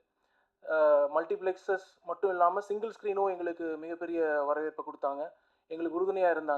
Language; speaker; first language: Tamil; native; Tamil